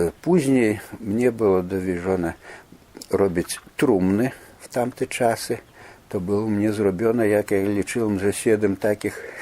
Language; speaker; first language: Polish; non-native, fluent; Belarusian